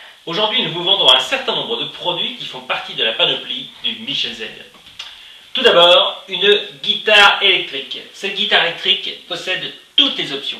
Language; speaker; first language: French; native; French